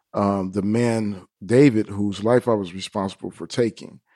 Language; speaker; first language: English; native; English